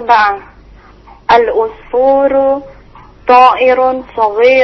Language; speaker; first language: Arabic; non-native, learner; Indonesian